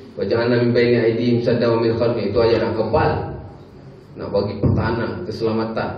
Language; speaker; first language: Malay; native; Malay